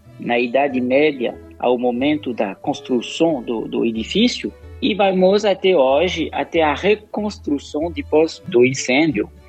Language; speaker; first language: Portuguese; non-native, fluent; French